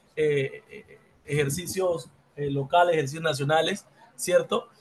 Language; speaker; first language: Spanish; native; Spanish